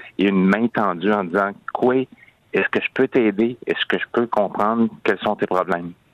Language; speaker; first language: French; native; French